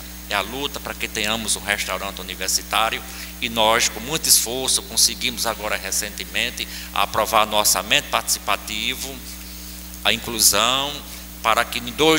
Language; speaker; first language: Portuguese; native; Portuguese